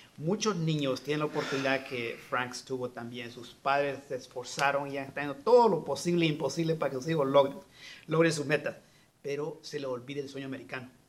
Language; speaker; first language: Spanish; native; Spanish